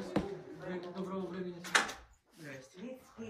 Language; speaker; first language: Russian; native; Russian